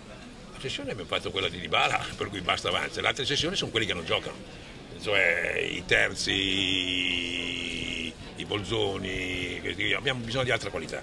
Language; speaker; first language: Italian; native; Italian